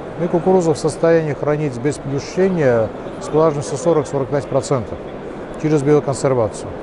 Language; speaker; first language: Russian; native; Russian